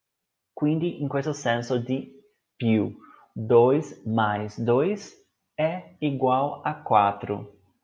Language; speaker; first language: Italian; non-native, learner; Portuguese